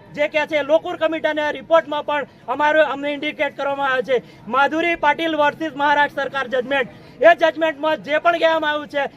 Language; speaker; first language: Gujarati; native; Gujarati